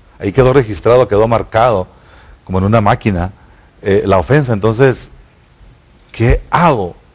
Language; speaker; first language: Spanish; native; Spanish